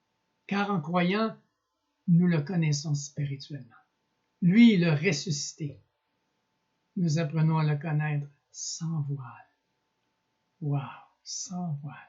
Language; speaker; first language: French; native; French